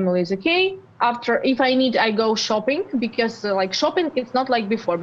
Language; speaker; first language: English; non-native, learner; Russian